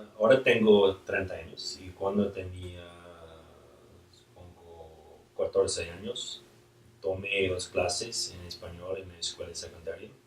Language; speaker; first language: Spanish; non-native, learner; English